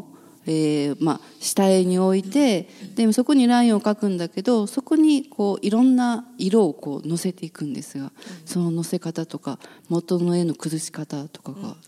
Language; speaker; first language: Japanese; native; Japanese